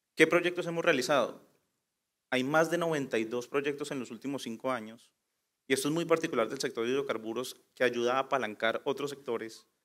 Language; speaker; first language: Spanish; native; Spanish